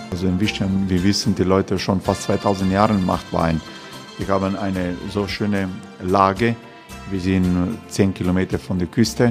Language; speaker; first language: German; non-native, fluent; Croatian